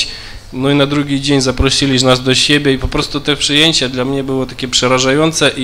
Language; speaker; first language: Polish; early bilingual, other home language; Ukrainian